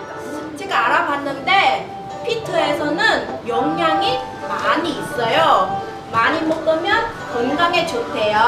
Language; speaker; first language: Korean; non-native, fluent; Vietnamese